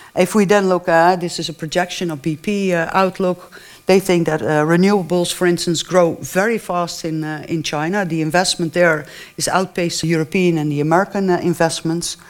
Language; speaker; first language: English; non-native, fluent; Dutch